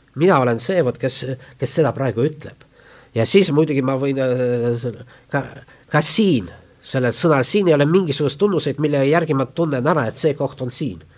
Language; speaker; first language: Estonian; non-native, local second language; Russian